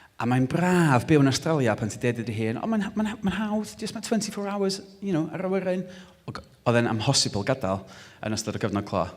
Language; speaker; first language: Welsh; non-native, local second language; English